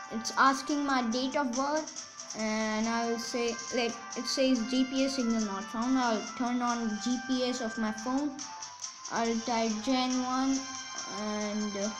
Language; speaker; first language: English; non-native, local second language; Hindi